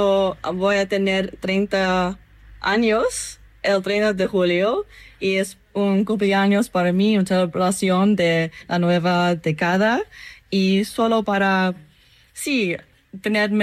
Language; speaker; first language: Spanish; non-native, fluent; English